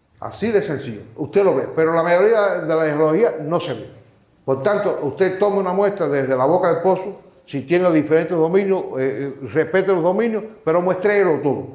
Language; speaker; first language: Spanish; native; Spanish